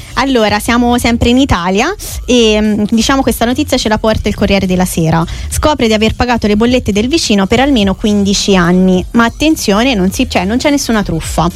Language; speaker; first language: Italian; native; Italian